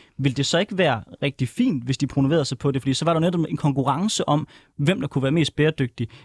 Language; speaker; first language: Danish; native; Danish